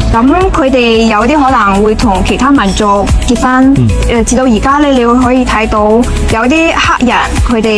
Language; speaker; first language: Cantonese; non-native, fluent; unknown